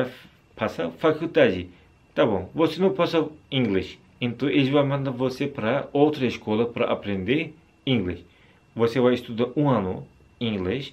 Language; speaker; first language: Portuguese; non-native, learner; Turkish